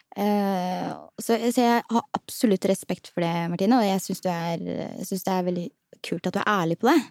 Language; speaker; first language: Norwegian; early bilingual, other home language; Somali